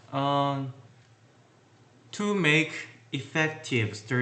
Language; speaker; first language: English; non-native, learner; Korean